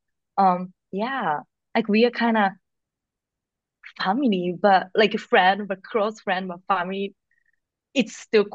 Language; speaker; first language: English; non-native, learner; Japanese